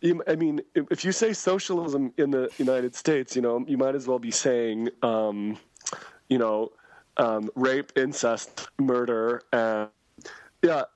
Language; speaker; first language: English; native; English